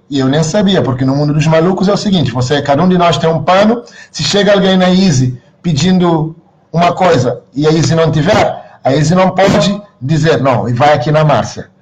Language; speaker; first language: Portuguese; non-native, local second language; Kabuverdianu